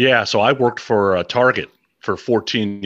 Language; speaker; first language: English; native; English